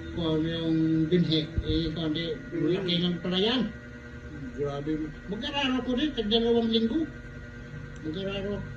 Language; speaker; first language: Filipino; non-native, local second language; Cebuano